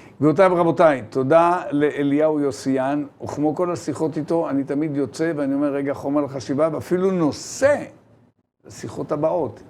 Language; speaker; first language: Hebrew; native; Hebrew